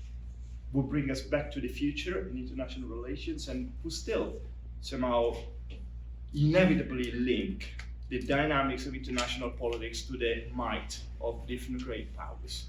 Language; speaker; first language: English; non-native, fluent; Italian